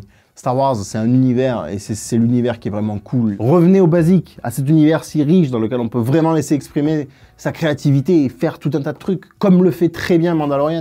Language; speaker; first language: French; native; French